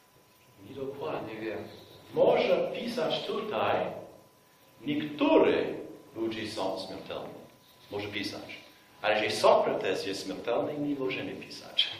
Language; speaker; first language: Polish; non-native, fluent; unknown